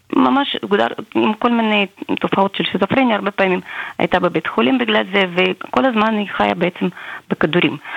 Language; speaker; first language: Hebrew; non-native, fluent; Russian